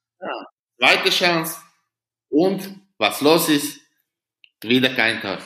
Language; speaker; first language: German; non-native, learner; Slovak